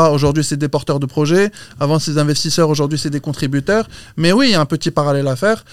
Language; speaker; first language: French; non-native, local second language; Arabic